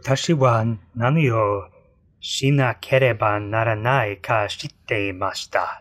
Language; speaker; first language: Japanese; non-native, learner; English